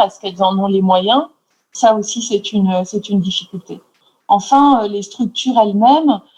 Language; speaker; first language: French; native; French